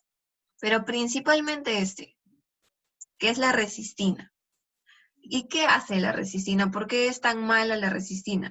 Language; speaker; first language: Spanish; native; Spanish